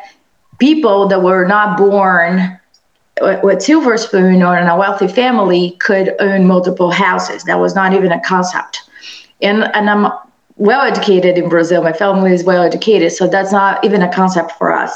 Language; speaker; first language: English; non-native, fluent; Portuguese